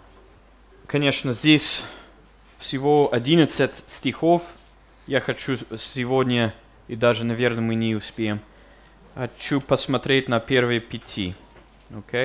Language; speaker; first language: Russian; non-native, fluent; English